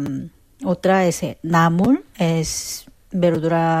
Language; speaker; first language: Spanish; non-native, fluent; Korean